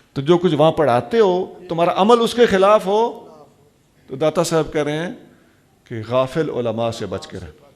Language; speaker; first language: Urdu; non-native, local second language; Saraiki